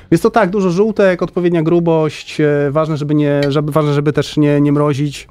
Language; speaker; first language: Polish; native; Polish